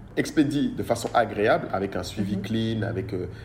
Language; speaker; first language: French; non-native, local second language; Bambara